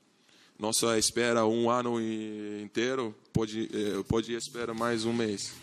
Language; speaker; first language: Portuguese; non-native, learner; English